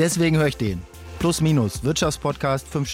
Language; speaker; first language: German; native; German